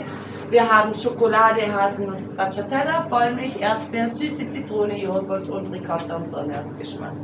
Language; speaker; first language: German; non-native, fluent; Italian